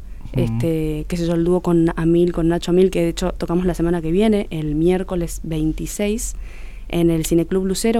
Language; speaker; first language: Spanish; native; Spanish